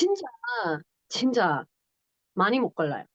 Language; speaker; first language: Korean; non-native, learner; English